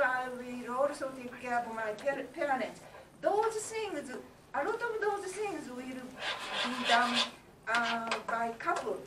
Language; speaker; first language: English; non-native, learner; Japanese